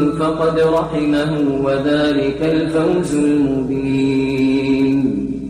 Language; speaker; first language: Arabic; native; Arabic